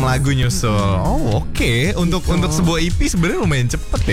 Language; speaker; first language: Indonesian; native; Indonesian